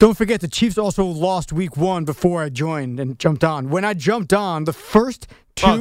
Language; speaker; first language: English; native; English